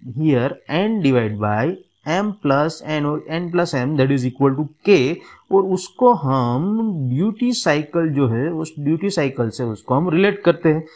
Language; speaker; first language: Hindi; non-native, local second language; Gujarati